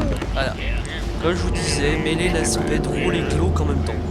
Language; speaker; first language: French; native; French